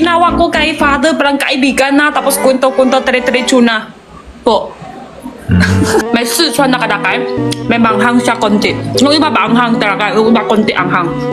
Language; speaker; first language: Filipino; non-native, learner; Chinese